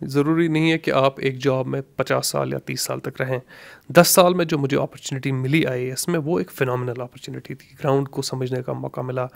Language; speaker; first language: Urdu; non-native, local second language; Kashmiri